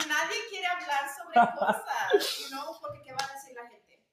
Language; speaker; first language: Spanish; early bilingual, other home language; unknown